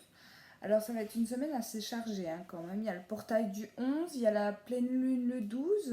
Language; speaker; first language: French; native; French